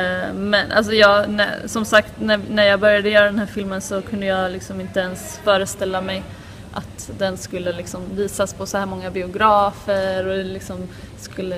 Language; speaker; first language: Swedish; native; Swedish